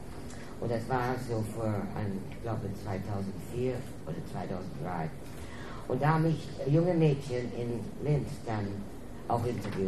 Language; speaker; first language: German; non-native, fluent; English